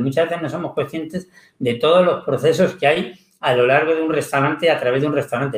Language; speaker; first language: Spanish; native; Spanish